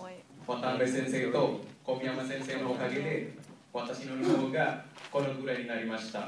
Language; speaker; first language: Japanese; non-native, learner; Indonesian